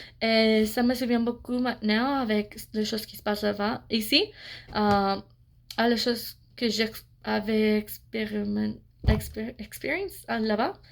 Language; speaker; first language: French; non-native, fluent; English